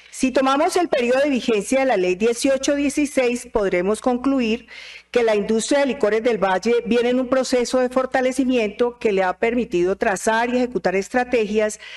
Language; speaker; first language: Spanish; native; Spanish